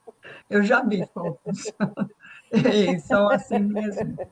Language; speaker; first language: Portuguese; non-native, fluent; English